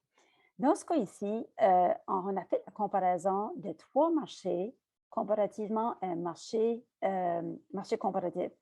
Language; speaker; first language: French; native; French